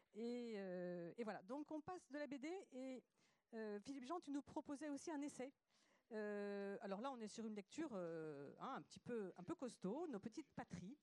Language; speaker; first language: French; native; French